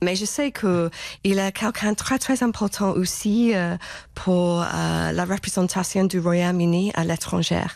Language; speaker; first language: French; non-native, fluent; English